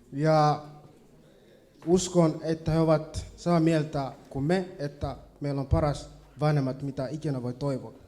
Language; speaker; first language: Finnish; early bilingual, other home language; Swahili